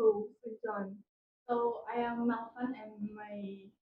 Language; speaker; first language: English; non-native, learner; Indonesian